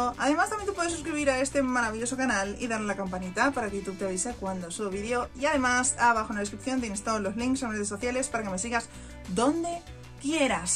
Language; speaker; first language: Spanish; native; Spanish